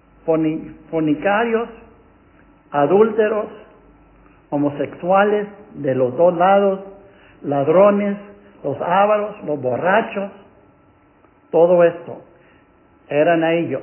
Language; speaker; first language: Spanish; non-native, fluent; English